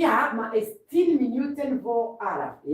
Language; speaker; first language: Dutch; non-native, learner; Kikuyu